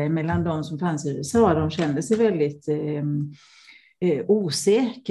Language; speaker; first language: Swedish; non-native, fluent; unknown